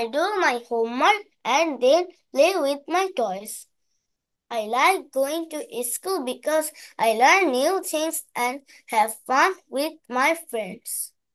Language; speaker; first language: English; non-native, learner; Bangla